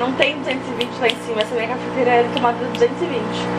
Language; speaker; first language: Portuguese; native; Portuguese